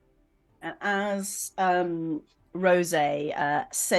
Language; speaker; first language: English; native; English